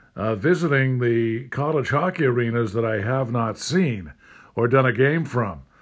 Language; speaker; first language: English; native; English